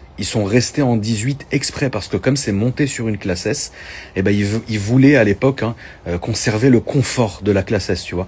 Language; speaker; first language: French; native; French